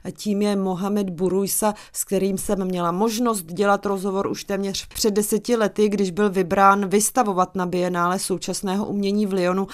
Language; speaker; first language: Czech; native; Czech